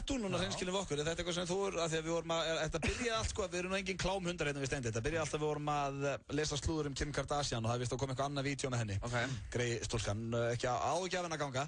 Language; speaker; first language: Icelandic; native; Icelandic